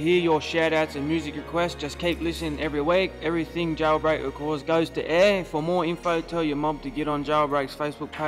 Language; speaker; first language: English; native; English